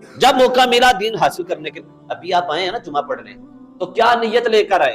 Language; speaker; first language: Urdu; non-native, local second language; Punjabi